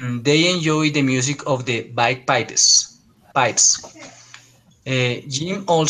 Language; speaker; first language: English; non-native, learner; Spanish